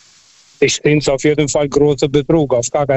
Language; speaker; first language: German; non-native, local second language; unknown